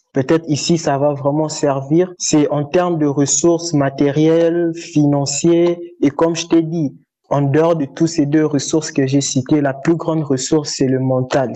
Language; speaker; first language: French; non-native, local second language; Lingala